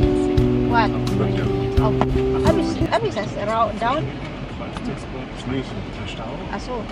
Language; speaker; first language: German; non-native, learner; Filipino